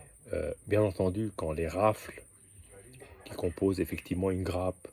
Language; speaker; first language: French; native; French